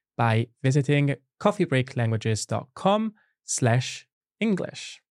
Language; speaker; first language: English; non-native, fluent; Italian